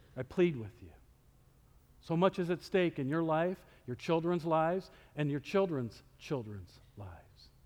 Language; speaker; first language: English; native; English